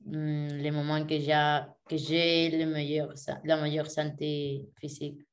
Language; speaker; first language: French; non-native, learner; Spanish